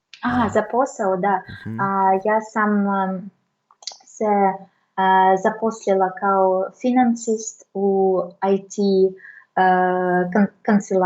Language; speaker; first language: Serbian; non-native, learner; Russian